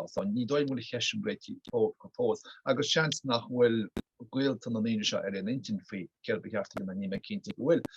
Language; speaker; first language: Irish; native; Irish